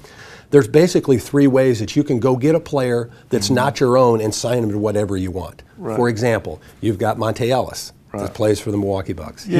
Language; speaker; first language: English; native; English